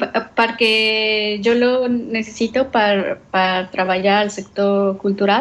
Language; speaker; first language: Catalan; non-native, learner; Spanish